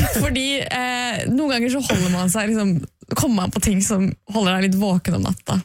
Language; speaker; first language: Norwegian; native; Norwegian